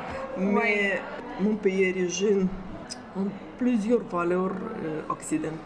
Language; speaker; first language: French; non-native, fluent; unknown